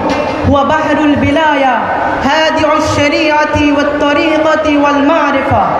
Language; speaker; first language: Arabic; non-native, learner; Bangla